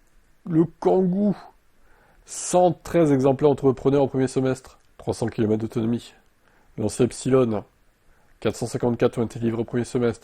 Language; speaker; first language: French; native; French